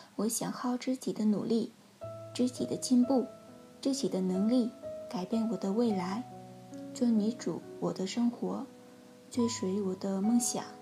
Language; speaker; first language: Chinese; non-native, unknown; Vietnamese